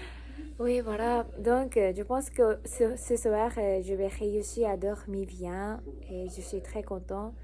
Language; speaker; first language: French; non-native, learner; Japanese